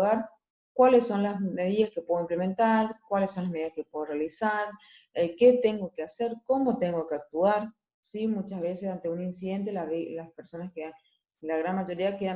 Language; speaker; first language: Spanish; native; Spanish